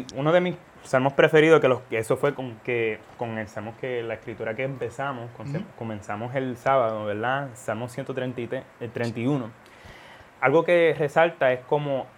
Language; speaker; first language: Spanish; early bilingual, heritage; Spanish